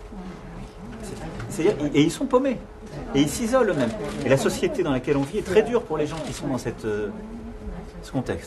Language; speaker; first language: French; native; French